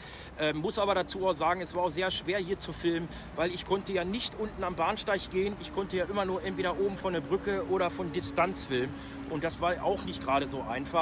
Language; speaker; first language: German; native; German